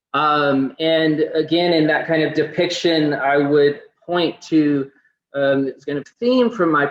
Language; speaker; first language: English; native; English